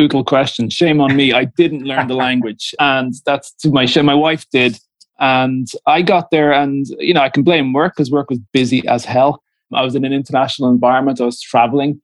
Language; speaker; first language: English; native; English